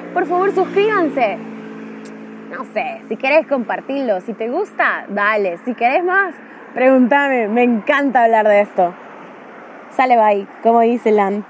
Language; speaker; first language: Spanish; native; Spanish